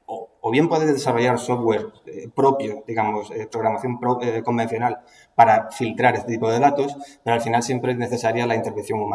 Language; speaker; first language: Spanish; native; Spanish